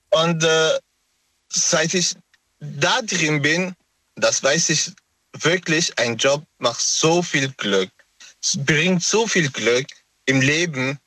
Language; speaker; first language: German; non-native, learner; Persian